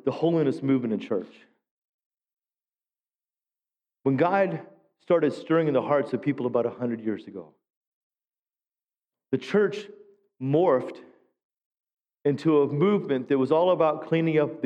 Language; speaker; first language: English; native; English